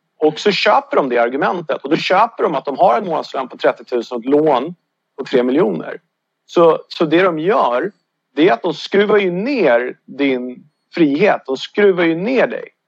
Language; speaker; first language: Swedish; native; Swedish